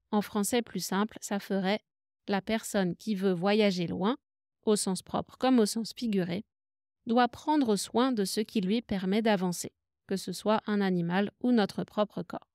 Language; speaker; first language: French; native; French